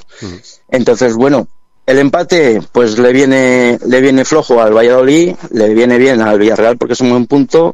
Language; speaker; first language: Spanish; native; Spanish